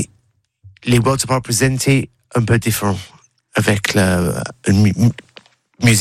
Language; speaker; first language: French; non-native, learner; English